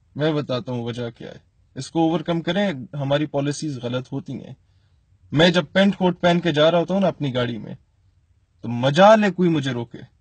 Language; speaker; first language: Urdu; non-native, local second language; Punjabi